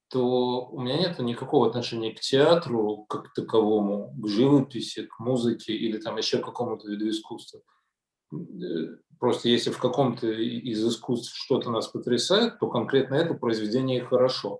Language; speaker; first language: Russian; native; Russian